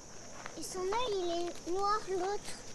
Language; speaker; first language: French; early bilingual, heritage; French